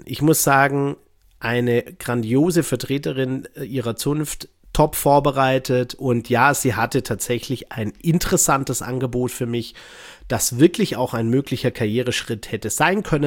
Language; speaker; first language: German; native; German